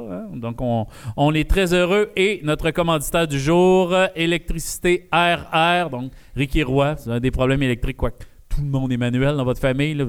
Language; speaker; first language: French; native; French